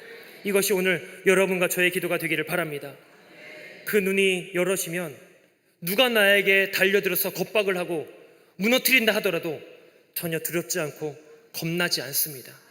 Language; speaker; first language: Korean; native; Korean